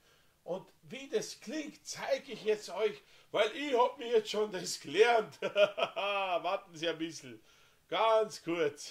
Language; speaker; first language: German; non-native, fluent; Slovenian